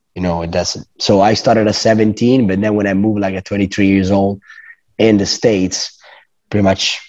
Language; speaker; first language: English; non-native, fluent; Italian